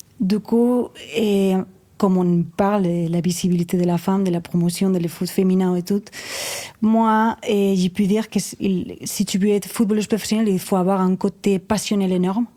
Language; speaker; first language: French; non-native, fluent; Spanish